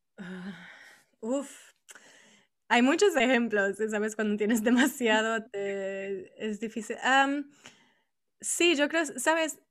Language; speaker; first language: Spanish; non-native, fluent; Italian